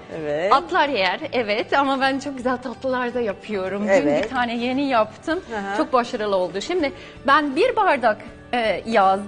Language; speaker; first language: Turkish; non-native, fluent; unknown